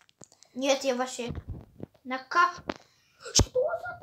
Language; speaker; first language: Russian; early bilingual, heritage; Russian